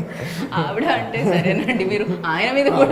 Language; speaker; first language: Telugu; native; Telugu